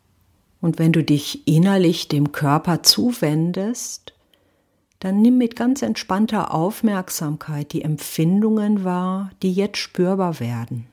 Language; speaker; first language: German; native; German